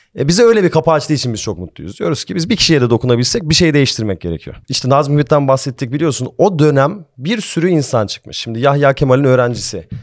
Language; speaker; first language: Turkish; early bilingual, heritage; Turkish